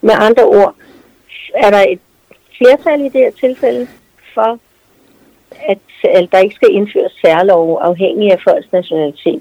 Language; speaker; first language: Danish; native; Danish